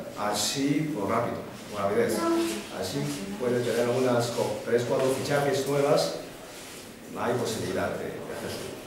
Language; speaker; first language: Spanish; non-native, fluent; Chinese